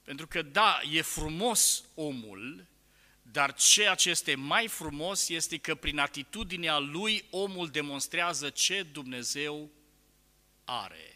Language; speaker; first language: Romanian; native; Romanian